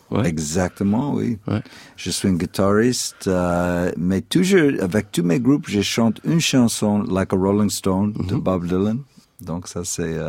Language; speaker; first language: French; non-native, fluent; English